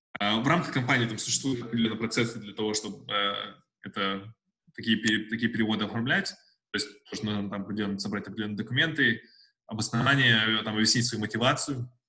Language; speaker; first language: Russian; native; Russian